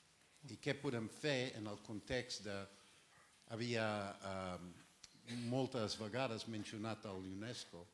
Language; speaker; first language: Catalan; non-native, fluent; French